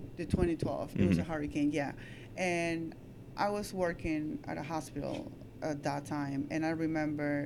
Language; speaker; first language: English; non-native, fluent; Spanish